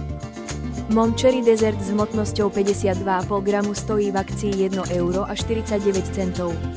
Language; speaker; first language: Slovak; native; Slovak